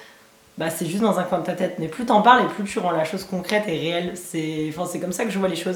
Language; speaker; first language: French; native; French